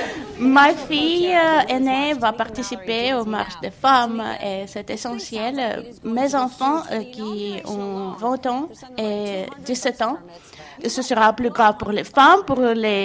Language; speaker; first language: French; non-native, fluent; English